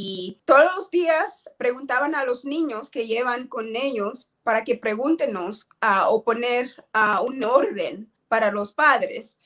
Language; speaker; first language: Spanish; non-native, learner; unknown